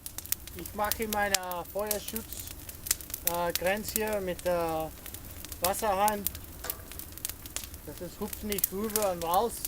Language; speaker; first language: German; non-native, learner; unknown